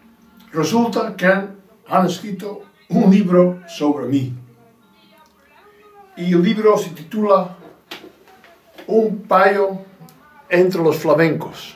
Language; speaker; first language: Spanish; non-native, fluent; English